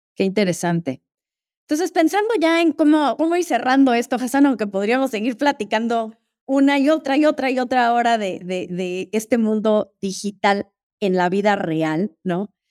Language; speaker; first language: Spanish; native; Spanish